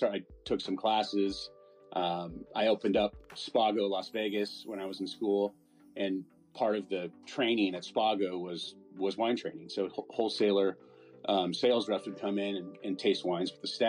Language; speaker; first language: English; native; English